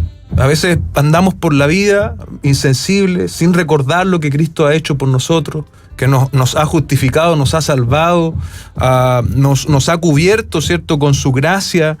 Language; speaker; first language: Spanish; native; Spanish